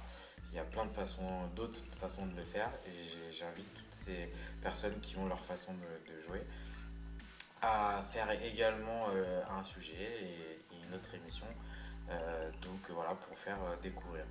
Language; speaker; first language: French; native; French